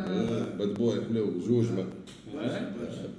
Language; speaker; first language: Arabic; native; Arabic